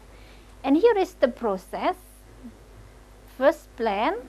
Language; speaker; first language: English; non-native, local second language; Indonesian